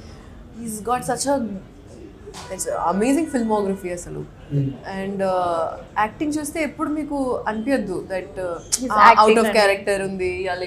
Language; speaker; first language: Telugu; non-native, local second language; Hindi